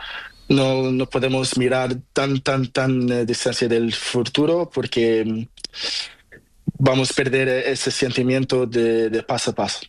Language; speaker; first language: Spanish; non-native, learner; Portuguese